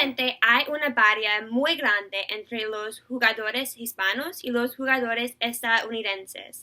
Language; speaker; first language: Spanish; non-native, learner; English